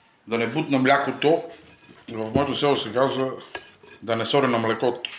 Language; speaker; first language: Bulgarian; native; Bulgarian